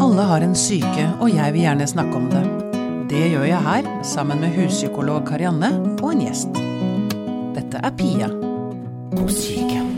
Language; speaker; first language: Norwegian; native; Norwegian